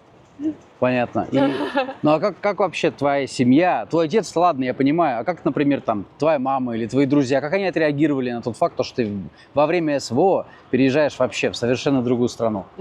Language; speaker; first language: Russian; native; Russian